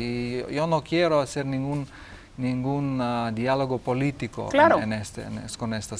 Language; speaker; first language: Spanish; non-native, learner; Lithuanian